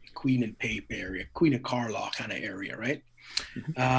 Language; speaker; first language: English; native; English